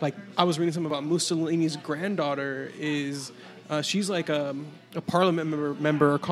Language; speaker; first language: English; native; English